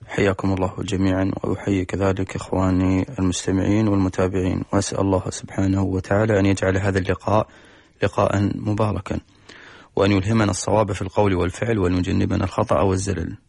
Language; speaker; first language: Arabic; native; Arabic